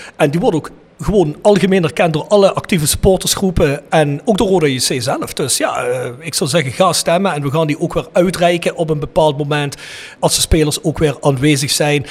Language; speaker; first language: Dutch; native; Dutch